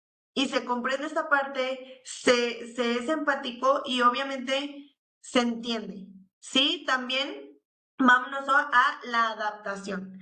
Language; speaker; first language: Spanish; native; Spanish